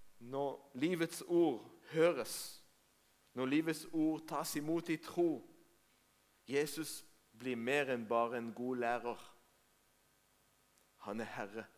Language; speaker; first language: Norwegian; non-native, fluent; Hebrew